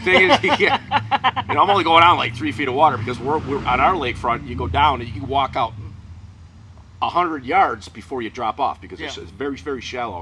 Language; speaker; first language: English; native; English